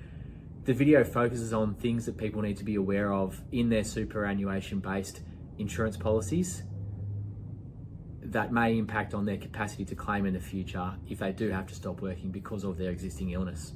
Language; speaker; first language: English; native; English